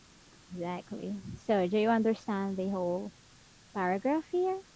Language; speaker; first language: English; non-native, fluent; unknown